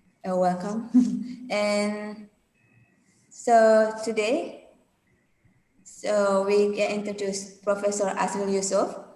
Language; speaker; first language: English; non-native, learner; Indonesian